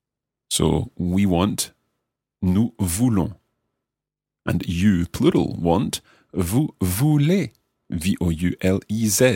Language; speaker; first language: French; non-native, fluent; English